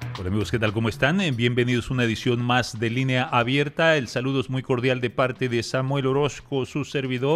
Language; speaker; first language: Spanish; native; Spanish